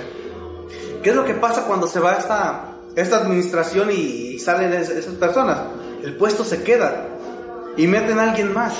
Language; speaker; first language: Spanish; native; Spanish